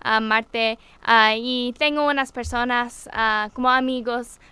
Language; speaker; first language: Spanish; non-native, learner; English